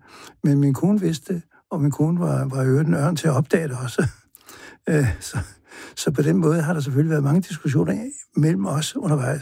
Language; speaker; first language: Danish; native; Danish